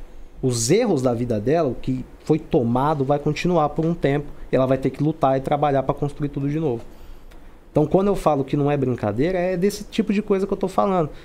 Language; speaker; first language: Portuguese; native; Portuguese